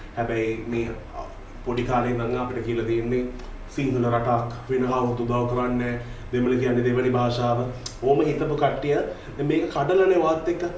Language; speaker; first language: Sinhala; non-native, local second language; Tamil